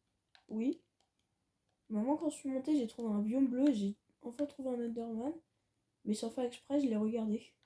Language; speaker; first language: French; native; French